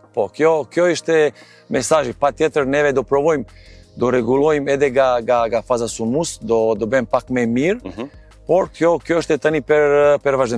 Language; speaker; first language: Albanian; non-native, learner; Serbian